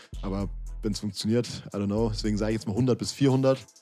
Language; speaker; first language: German; native; German